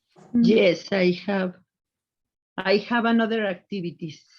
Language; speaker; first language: English; non-native, learner; Spanish